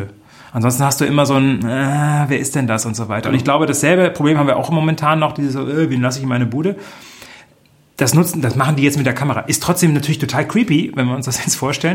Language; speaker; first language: German; native; German